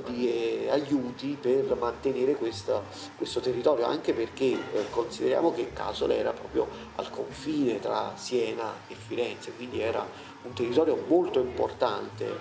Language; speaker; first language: Italian; native; Italian